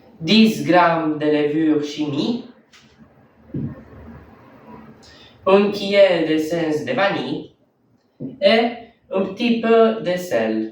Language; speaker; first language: French; non-native, learner; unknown